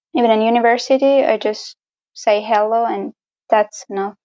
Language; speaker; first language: English; non-native, fluent; Persian